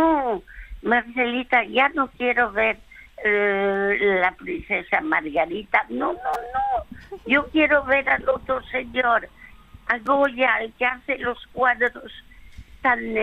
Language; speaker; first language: Spanish; early bilingual, other home language; French